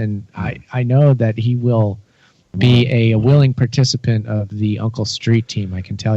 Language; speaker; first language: English; native; English